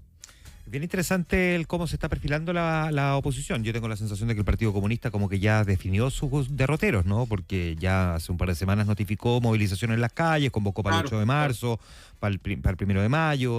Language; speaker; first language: Spanish; native; Spanish